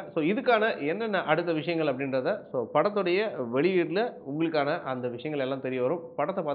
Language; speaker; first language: Tamil; native; Tamil